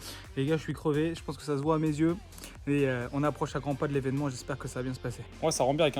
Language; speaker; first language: French; native; French